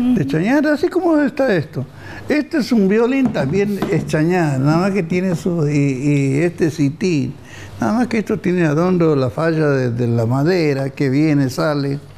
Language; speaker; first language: Spanish; native; Spanish